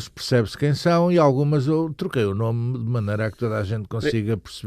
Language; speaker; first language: Portuguese; native; Portuguese